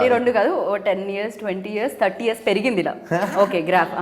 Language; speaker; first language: Telugu; native; Telugu